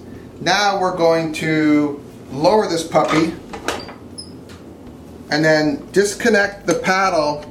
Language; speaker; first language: English; native; English